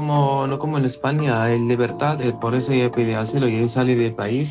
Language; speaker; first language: Spanish; non-native, learner; Arabic